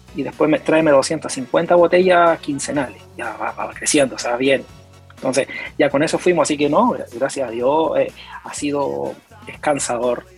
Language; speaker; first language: Spanish; native; Spanish